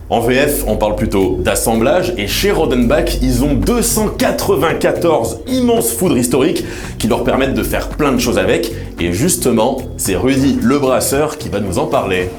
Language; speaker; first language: French; native; French